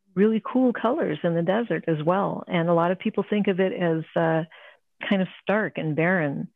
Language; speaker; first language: English; native; English